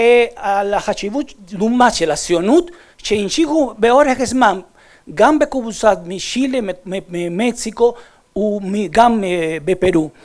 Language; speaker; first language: Hebrew; non-native, fluent; Spanish